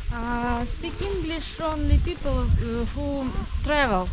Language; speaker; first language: English; non-native, learner; Russian